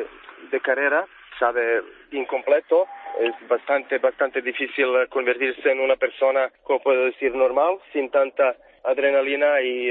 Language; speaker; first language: Spanish; non-native, fluent; Serbian